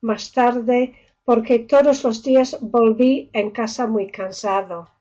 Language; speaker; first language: Spanish; non-native, fluent; English